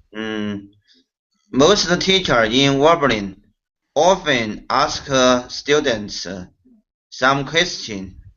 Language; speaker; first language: English; non-native, learner; Chinese